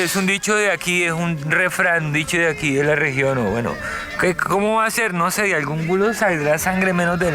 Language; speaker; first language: Spanish; native; Spanish